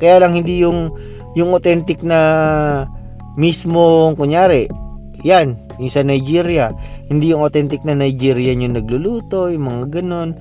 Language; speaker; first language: Filipino; native; Filipino